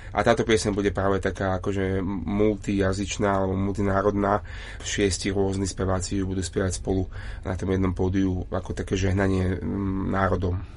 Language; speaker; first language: Slovak; native; Slovak